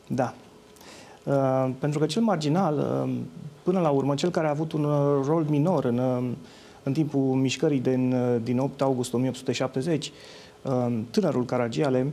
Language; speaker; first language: Romanian; native; Romanian